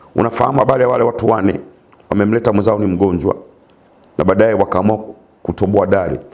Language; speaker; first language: Swahili; native; Swahili